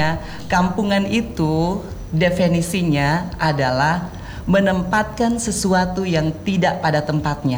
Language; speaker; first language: Indonesian; non-native, local second language; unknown